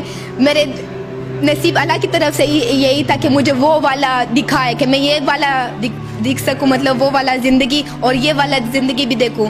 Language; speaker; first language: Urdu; non-native, learner; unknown